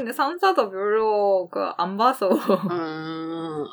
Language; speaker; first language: Korean; non-native, fluent; Japanese